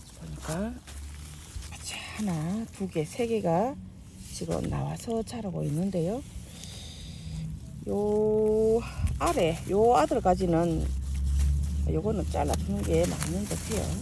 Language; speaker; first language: Korean; native; Korean